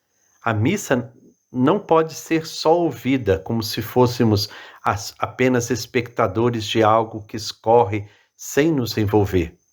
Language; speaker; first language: Portuguese; native; Portuguese